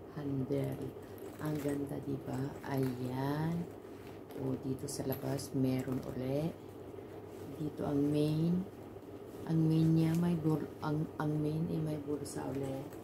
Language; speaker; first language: Filipino; non-native, local second language; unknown